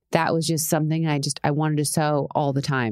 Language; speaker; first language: English; native; English